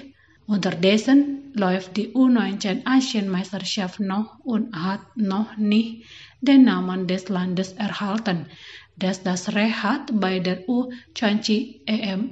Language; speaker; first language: German; non-native, fluent; Indonesian